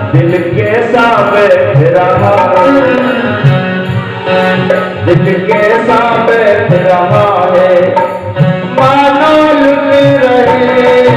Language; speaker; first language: Hindi; native; Hindi